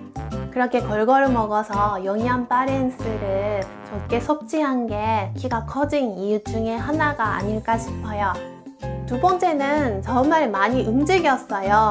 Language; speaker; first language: Korean; non-native, fluent; Japanese